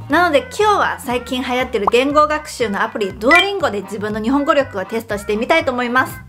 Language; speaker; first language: Japanese; non-native, fluent; Chinese